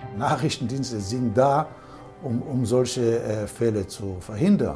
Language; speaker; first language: German; non-native, fluent; Hebrew